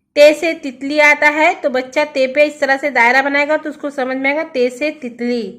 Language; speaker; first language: Hindi; native; Hindi